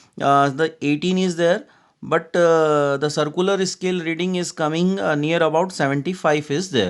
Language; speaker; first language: English; non-native, local second language; Hindi